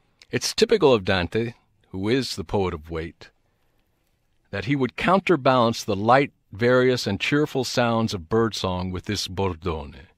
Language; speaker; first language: English; native; English